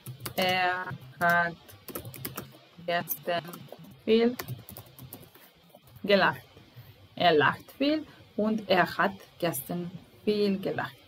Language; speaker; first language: German; non-native, fluent; Serbian